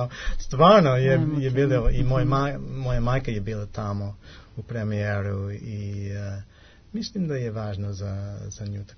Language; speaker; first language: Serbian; non-native, learner; English